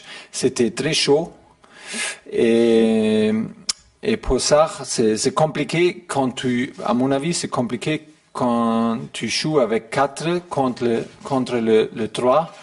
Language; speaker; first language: French; non-native, learner; German